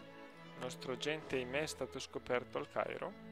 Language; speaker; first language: Italian; native; Italian